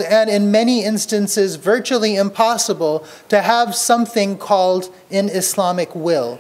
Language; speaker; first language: English; native; English